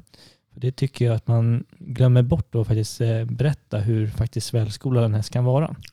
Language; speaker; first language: Swedish; native; Swedish